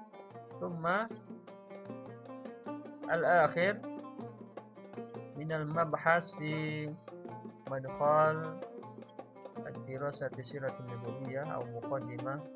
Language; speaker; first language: Arabic; non-native, fluent; Indonesian